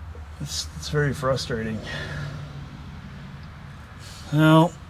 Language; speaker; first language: English; native; English